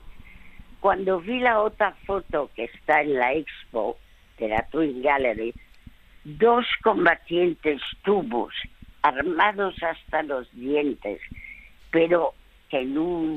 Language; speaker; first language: Spanish; early bilingual, other home language; French